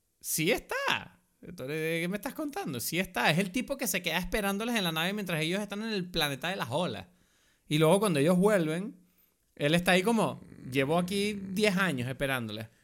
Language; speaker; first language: Spanish; native; Spanish